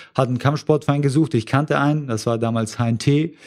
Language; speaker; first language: German; early bilingual, other home language; Russian